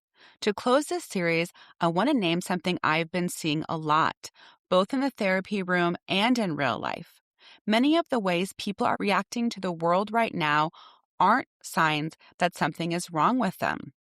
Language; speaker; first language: English; native; English